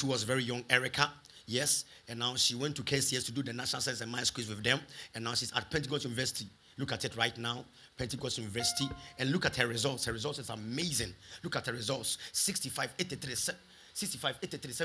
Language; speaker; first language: English; non-native, local second language; Akan